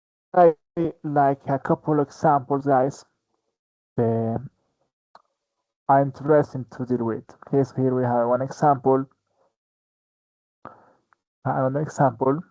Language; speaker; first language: English; non-native, fluent; Spanish